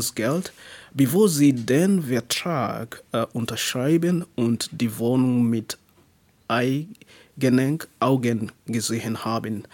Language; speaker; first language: German; non-native, learner; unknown